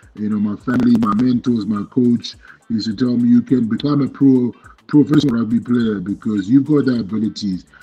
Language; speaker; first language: English; non-native, local second language; Shona